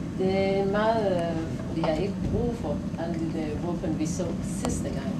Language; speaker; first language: Danish; early bilingual, heritage; Somali